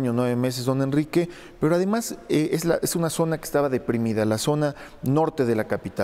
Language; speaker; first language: Spanish; native; Spanish